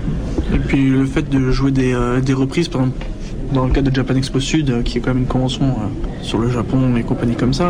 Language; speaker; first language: French; native; French